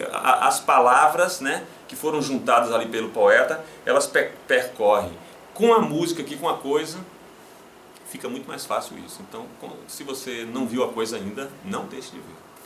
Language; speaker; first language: Portuguese; native; Portuguese